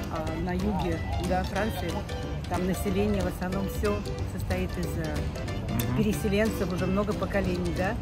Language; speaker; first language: Russian; native; Russian